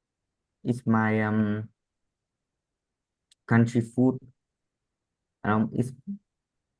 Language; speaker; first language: English; non-native, learner; Vietnamese